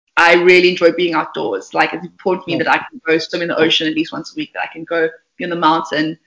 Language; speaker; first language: English; native; English